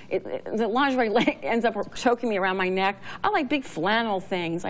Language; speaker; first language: English; native; English